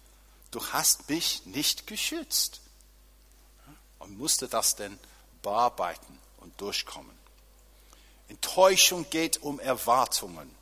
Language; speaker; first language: German; non-native, fluent; English